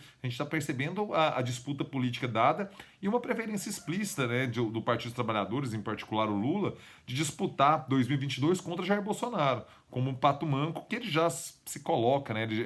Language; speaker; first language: Portuguese; native; Portuguese